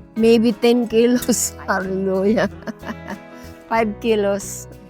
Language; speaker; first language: English; non-native, local second language; Filipino